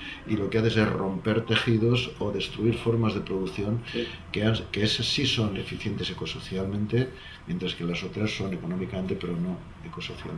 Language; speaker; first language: Spanish; native; Spanish